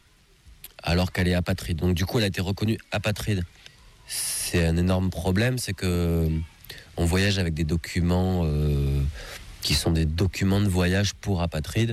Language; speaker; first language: French; native; French